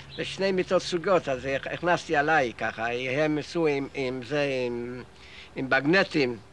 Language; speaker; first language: Hebrew; non-native, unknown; Yiddish